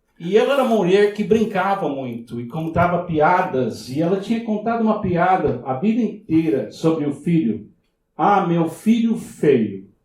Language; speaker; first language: Portuguese; non-native, fluent; English